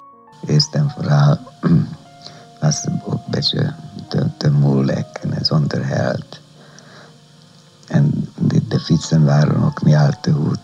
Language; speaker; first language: Dutch; non-native, fluent; Hungarian